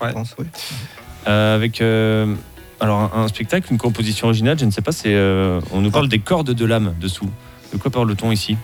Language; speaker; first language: French; native; French